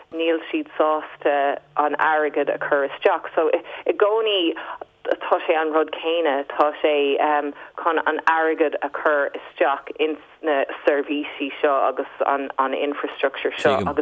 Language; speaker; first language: Irish; non-native, local second language; English